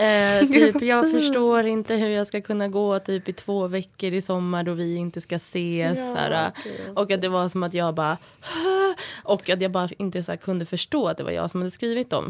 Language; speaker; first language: Swedish; native; Swedish